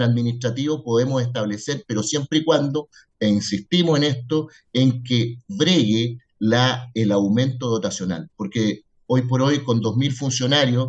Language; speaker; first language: Spanish; native; Spanish